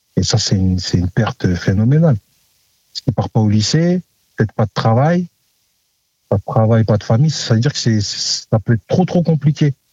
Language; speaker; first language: French; native; French